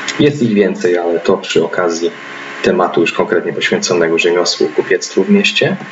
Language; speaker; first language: Polish; native; Polish